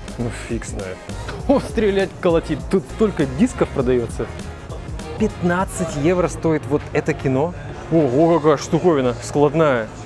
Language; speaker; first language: Russian; native; Russian